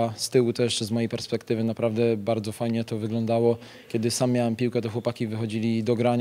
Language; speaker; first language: Polish; native; Polish